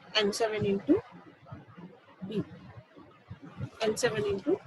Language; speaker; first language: English; non-native, local second language; Telugu